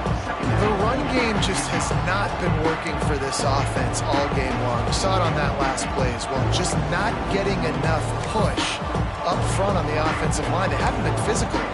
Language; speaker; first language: English; native; English